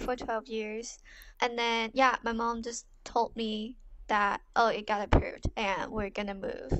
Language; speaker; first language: English; non-native, local second language; Cantonese